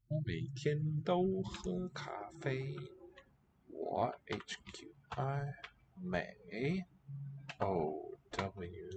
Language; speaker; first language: Chinese; non-native, learner; English